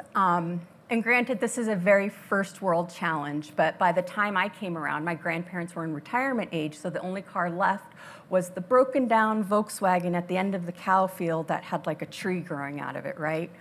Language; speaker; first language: English; native; English